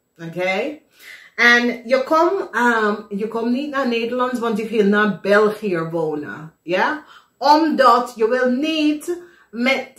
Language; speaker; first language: Dutch; non-native, fluent; English